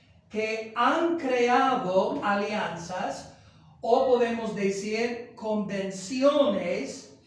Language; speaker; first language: Spanish; non-native, fluent; English